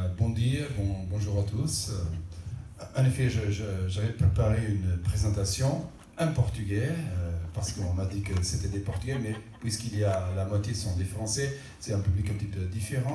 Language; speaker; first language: French; non-native, local second language; Portuguese